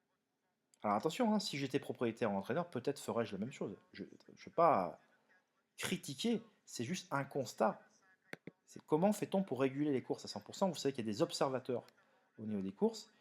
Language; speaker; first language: French; native; French